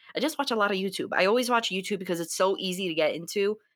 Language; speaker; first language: English; early bilingual, other home language; Italian